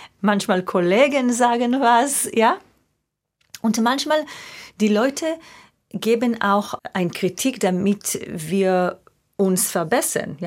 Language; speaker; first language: German; non-native, fluent; Hebrew